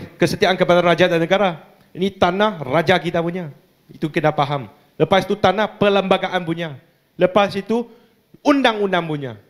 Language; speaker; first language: Malay; non-native, local second language; Chinese